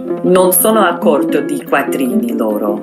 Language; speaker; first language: Italian; non-native, fluent; English